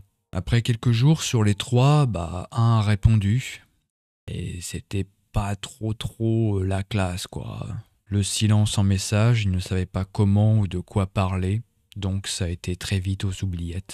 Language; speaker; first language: French; native; French